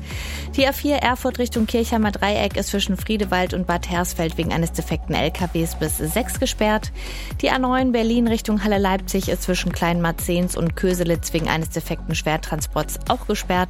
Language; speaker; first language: German; native; German